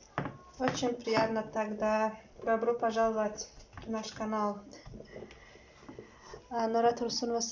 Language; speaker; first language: Russian; non-native, learner; Tajik